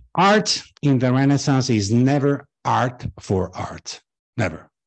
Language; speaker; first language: English; non-native, fluent; Italian